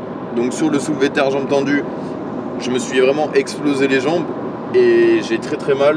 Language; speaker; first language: French; native; French